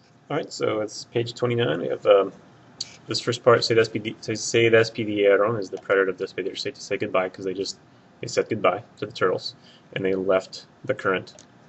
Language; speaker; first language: English; native; English